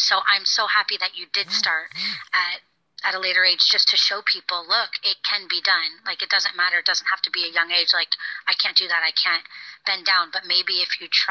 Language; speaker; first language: English; native; English